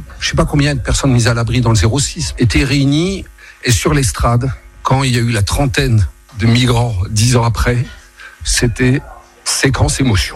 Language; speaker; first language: French; native; French